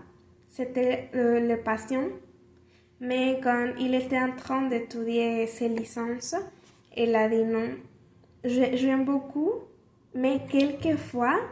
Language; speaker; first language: French; non-native, learner; Spanish